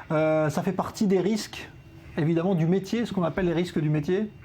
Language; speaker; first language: French; native; French